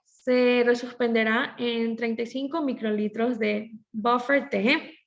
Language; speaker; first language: Spanish; native; Spanish